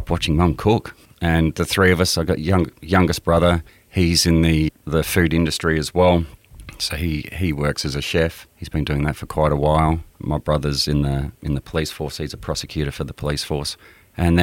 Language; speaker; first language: English; native; English